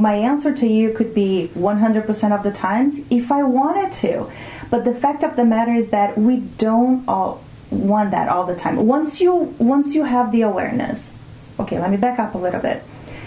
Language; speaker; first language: English; non-native, fluent; Portuguese